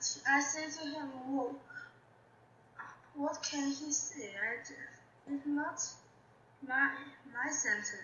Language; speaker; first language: English; non-native, learner; Chinese